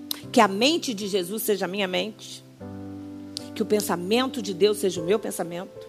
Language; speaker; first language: Portuguese; native; Portuguese